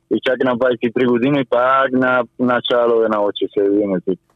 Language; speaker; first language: Bulgarian; non-native, fluent; Spanish